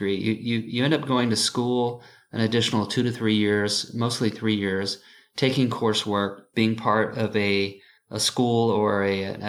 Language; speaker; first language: English; native; English